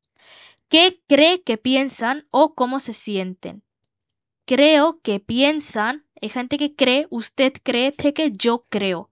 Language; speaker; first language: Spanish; non-native, fluent; Bangla